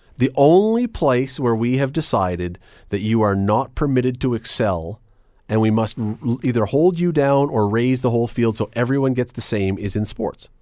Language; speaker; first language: English; native; English